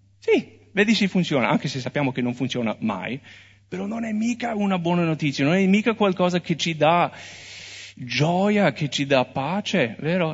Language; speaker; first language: Italian; non-native, fluent; English